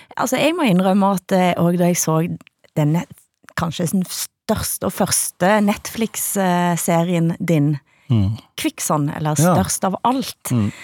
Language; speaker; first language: Norwegian; native; Norwegian